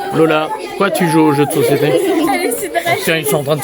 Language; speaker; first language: French; native; French